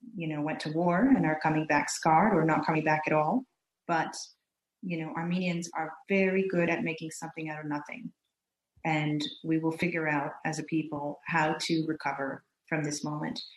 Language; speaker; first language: English; early bilingual, other home language; Turkish